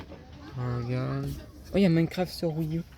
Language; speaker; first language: French; native; French